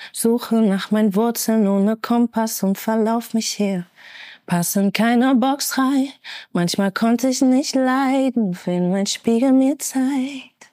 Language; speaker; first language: German; native; German